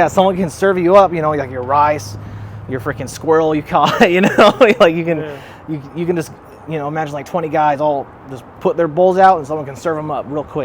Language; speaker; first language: English; native; English